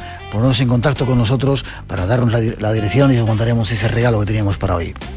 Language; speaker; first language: Spanish; native; Spanish